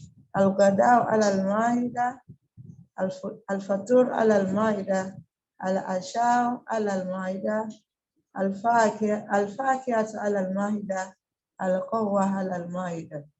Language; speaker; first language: Arabic; non-native, learner; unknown